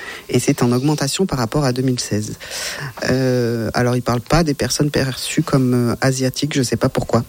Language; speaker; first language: French; native; French